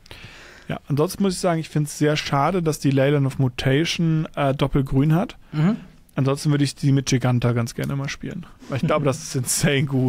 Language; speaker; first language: German; native; German